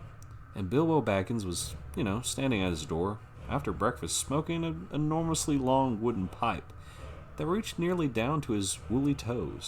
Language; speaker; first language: English; native; English